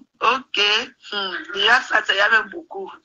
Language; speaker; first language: French; native; French